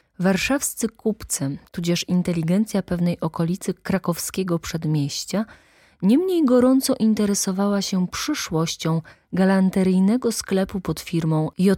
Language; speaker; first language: Polish; native; Polish